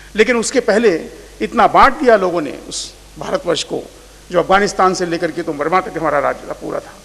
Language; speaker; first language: Hindi; non-native, local second language; Marathi